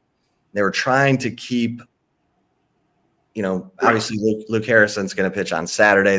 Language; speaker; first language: English; native; English